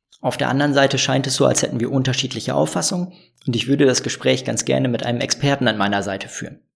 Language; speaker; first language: German; native; German